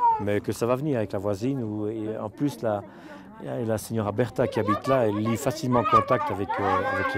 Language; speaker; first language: French; native; French